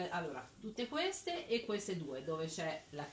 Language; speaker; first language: Italian; native; Italian